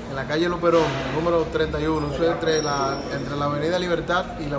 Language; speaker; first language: Spanish; native; Spanish